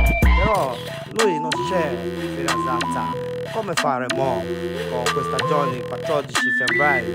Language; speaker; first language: Italian; non-native, learner; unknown